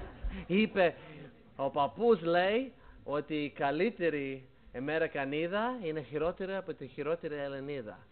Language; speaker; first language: Greek; early bilingual, heritage; Greek